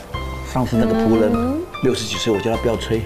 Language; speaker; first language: Chinese; native; Chinese